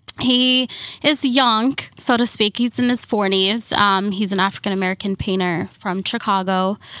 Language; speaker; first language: English; early bilingual, other home language; Somali